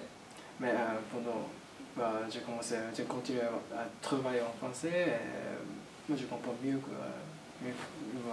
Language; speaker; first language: French; non-native, learner; Japanese